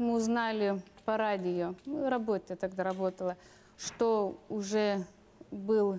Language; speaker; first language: Russian; non-native, local second language; Lithuanian